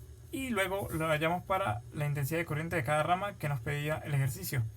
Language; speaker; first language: Spanish; native; Spanish